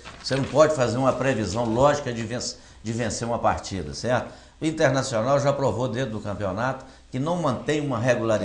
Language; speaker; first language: Portuguese; native; Portuguese